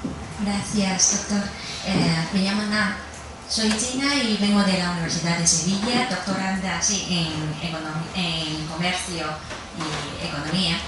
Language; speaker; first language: Spanish; non-native, fluent; Chinese